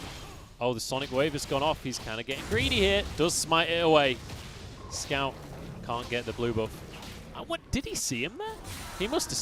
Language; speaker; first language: English; native; English